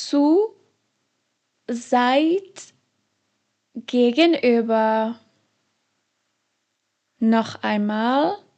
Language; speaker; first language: German; non-native, fluent; Slovak